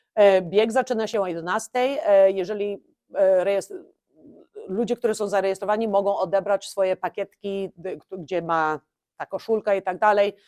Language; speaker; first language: Polish; early bilingual, heritage; Polish